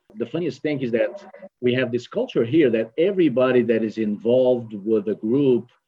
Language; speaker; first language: English; non-native, fluent; Portuguese